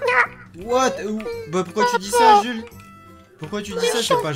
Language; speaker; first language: French; native; French